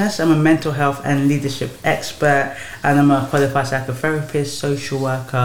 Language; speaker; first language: English; native; English